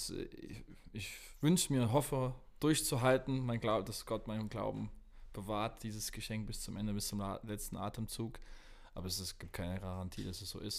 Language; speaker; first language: German; native; German